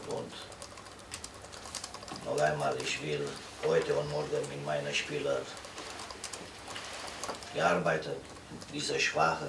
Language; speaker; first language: German; non-native, fluent; Romanian